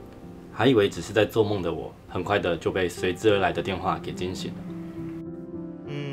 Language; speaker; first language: Chinese; native; Chinese